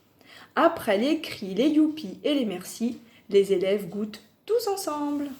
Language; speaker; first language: French; native; French